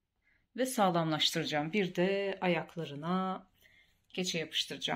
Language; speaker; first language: Turkish; native; Turkish